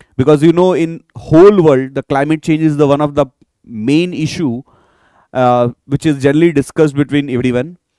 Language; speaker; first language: English; non-native, local second language; Hindi